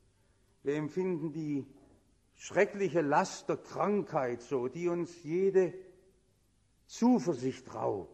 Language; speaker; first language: German; native; German